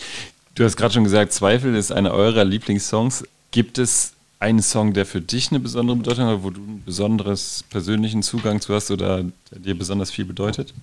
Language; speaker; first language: German; native; German